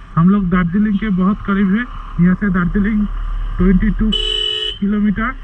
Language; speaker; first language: Hindi; non-native, local second language; Bangla